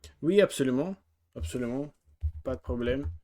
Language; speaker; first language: French; non-native, learner; Russian